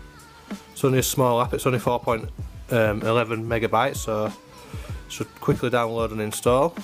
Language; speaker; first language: English; native; English